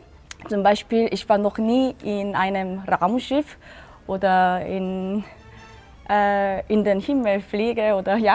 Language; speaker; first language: German; non-native, learner; Korean